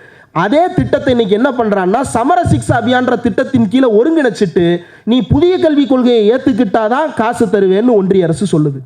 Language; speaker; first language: Tamil; native; Tamil